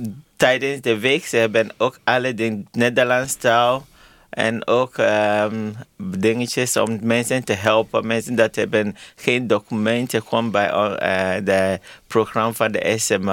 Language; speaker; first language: Dutch; non-native, learner; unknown